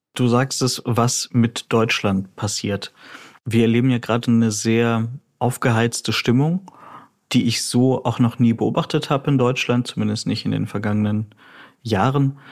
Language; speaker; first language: German; early bilingual, other home language; Russian